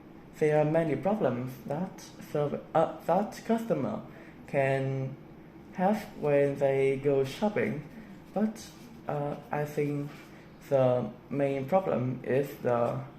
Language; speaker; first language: English; non-native, learner; Vietnamese